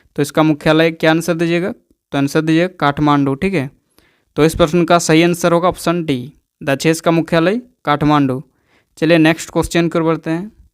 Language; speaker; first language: Hindi; native; Hindi